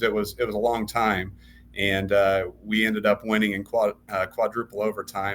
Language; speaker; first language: English; native; English